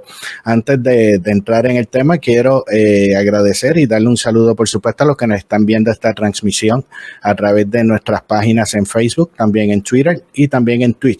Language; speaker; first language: Spanish; native; Spanish